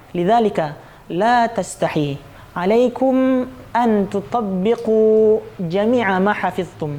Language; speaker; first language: Arabic; non-native, fluent; Indonesian